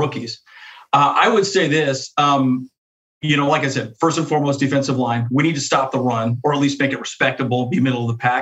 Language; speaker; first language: English; native; English